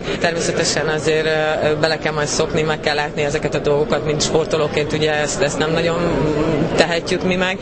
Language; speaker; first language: Hungarian; native; Hungarian